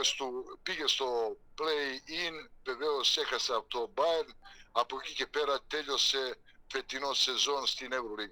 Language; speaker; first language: Greek; non-native, fluent; Serbian